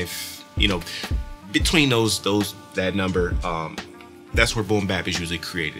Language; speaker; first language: English; native; English